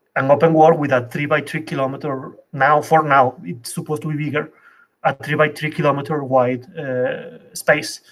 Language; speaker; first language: English; non-native, fluent; Spanish